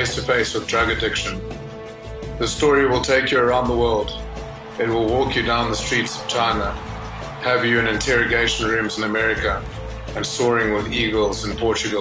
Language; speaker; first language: English; native; English